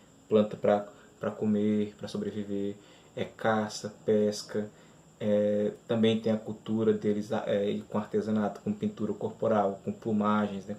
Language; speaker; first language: Portuguese; native; Portuguese